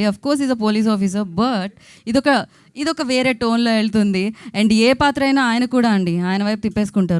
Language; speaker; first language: Telugu; native; Telugu